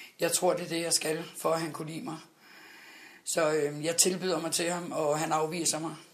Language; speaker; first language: Danish; native; Danish